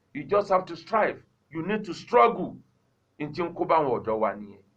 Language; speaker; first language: English; non-native, local second language; Yoruba